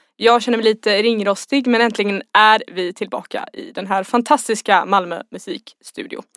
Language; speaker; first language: Swedish; native; Swedish